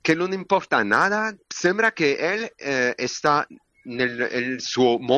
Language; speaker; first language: Spanish; non-native, learner; French